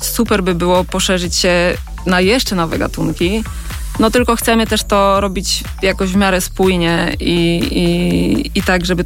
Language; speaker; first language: Polish; native; Polish